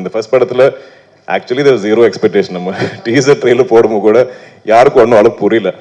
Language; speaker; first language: Tamil; non-native, local second language; Malayalam